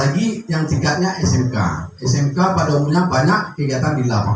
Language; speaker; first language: Indonesian; native; Indonesian